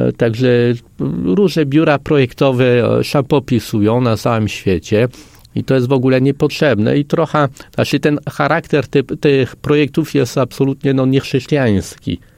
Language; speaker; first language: Polish; non-native, fluent; French